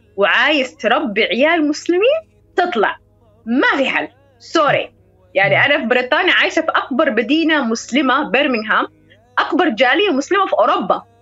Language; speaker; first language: Arabic; non-native, fluent; Somali